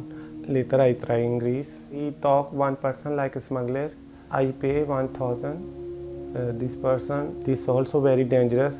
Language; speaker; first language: English; non-native, learner; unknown